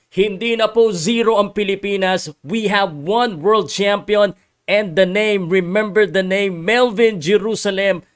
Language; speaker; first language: Filipino; native; Filipino